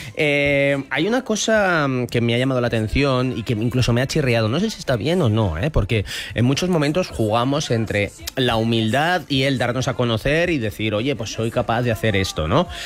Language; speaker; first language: Spanish; native; Spanish